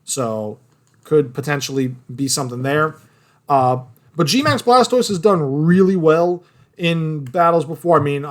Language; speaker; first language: English; native; English